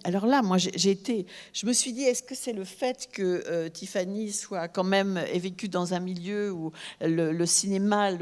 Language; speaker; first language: French; native; French